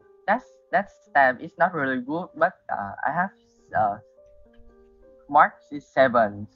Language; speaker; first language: English; non-native, learner; Vietnamese